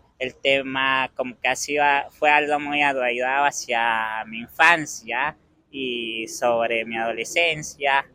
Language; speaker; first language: Spanish; native; Spanish